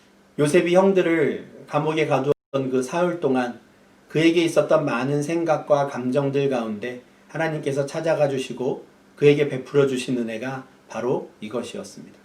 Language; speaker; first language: Korean; native; Korean